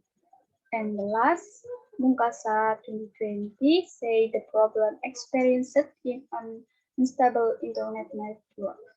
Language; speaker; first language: English; non-native, learner; Indonesian